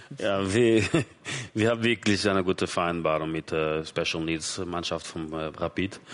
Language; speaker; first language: German; non-native, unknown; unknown